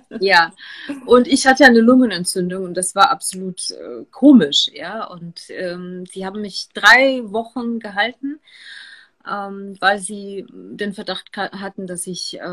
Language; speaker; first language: German; non-native, fluent; Russian